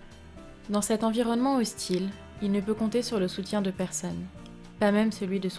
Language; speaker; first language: French; native; French